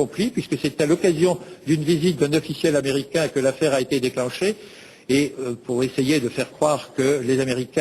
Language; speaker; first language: French; native; French